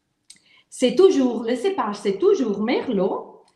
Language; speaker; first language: French; non-native, fluent; Italian